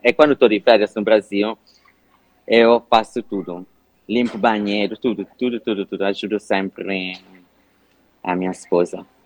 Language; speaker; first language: Portuguese; non-native, fluent; Italian